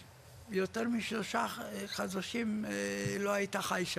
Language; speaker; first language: Hebrew; non-native, fluent; Polish